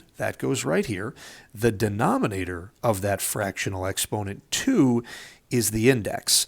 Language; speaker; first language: English; native; English